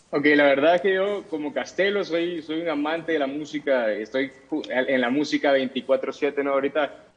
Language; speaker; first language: Spanish; native; Spanish